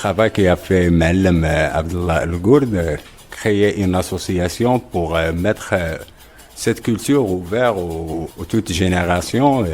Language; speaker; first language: French; non-native, local second language; Arabic